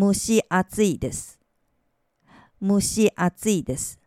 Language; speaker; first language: Japanese; non-native, fluent; Chinese